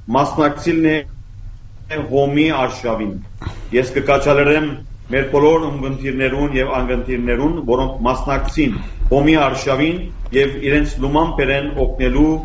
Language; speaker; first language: Armenian; native; Armenian